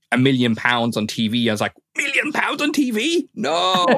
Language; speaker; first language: English; native; English